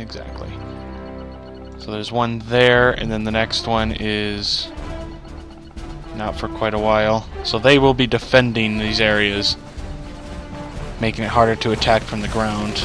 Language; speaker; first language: English; native; English